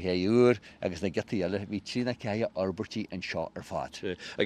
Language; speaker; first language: Irish; native; Irish